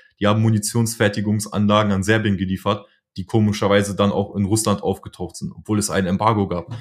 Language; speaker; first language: German; early bilingual, other home language; Polish